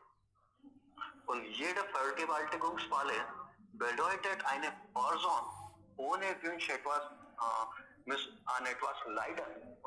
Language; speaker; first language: German; non-native, learner; Hindi